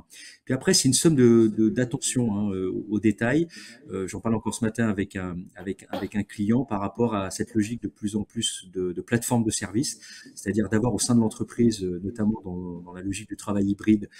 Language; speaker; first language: French; native; French